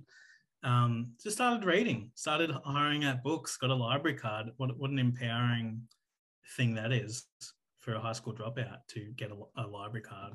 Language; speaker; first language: English; native; English